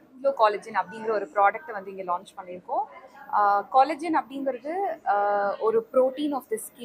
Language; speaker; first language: Tamil; native; Tamil